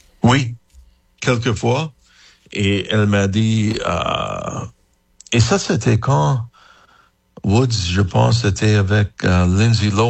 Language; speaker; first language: French; non-native, fluent; English